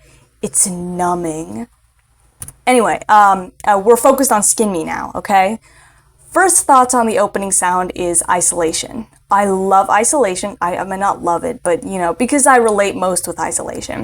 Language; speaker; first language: English; native; English